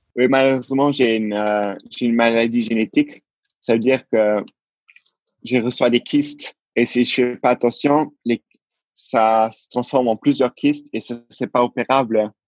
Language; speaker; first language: French; non-native, local second language; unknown